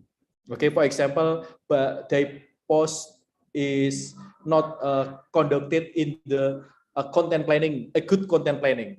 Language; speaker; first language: English; non-native, learner; Indonesian